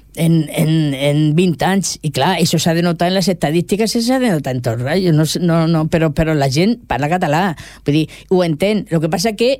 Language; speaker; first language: Catalan; non-native, local second language; Spanish